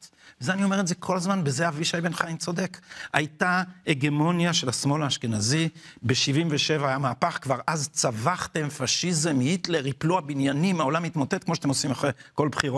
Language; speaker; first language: Hebrew; native; Hebrew